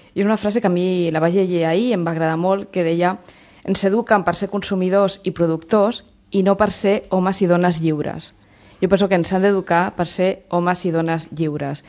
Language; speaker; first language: Catalan; non-native, local second language; Spanish